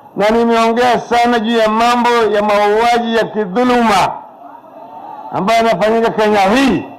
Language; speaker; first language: Swahili; non-native, local second language; Luo (Kenya and Tanzania)